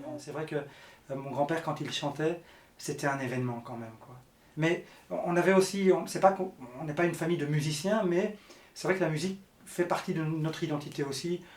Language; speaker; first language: French; early bilingual, other home language; Arabic